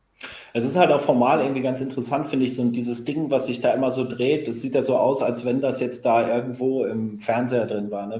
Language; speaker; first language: German; native; German